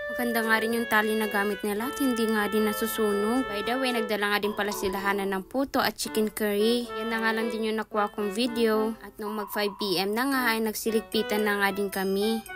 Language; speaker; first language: Filipino; non-native, local second language; Cebuano